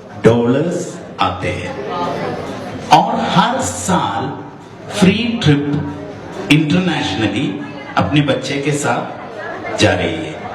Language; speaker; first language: Hindi; non-native, learner; Nepali